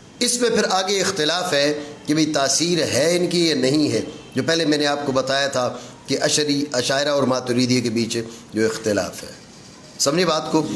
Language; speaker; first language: Urdu; non-native, local second language; Punjabi